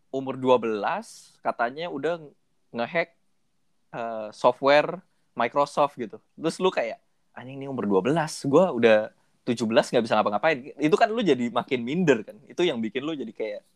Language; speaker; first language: Indonesian; native; Indonesian